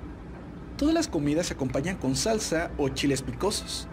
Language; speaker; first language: Spanish; native; Spanish